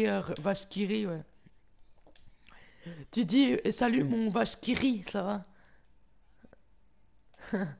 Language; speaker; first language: French; native; French